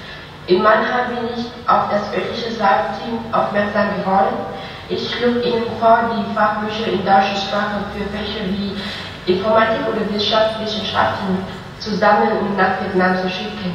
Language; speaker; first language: German; non-native, fluent; Vietnamese